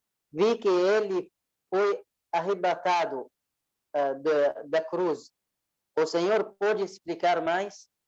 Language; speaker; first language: Portuguese; non-native, fluent; Arabic